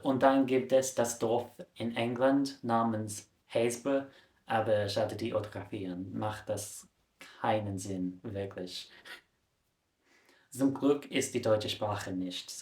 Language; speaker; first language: German; non-native, fluent; English